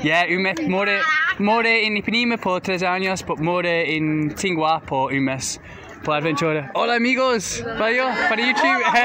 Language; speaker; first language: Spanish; non-native, learner; English